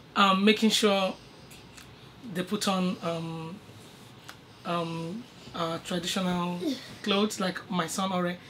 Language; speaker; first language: English; native; English